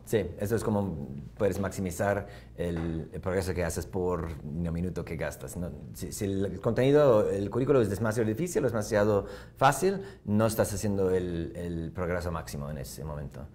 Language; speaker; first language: Spanish; non-native, fluent; English